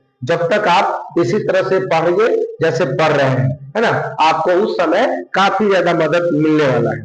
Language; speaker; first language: Hindi; non-native, local second language; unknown